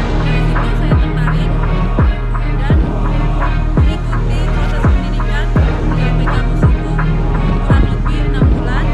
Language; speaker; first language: Indonesian; non-native, local second language; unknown